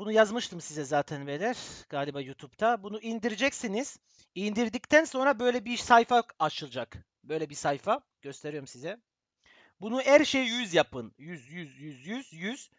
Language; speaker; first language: Turkish; early bilingual, heritage; Turkish